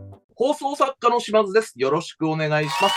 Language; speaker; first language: Japanese; native; Japanese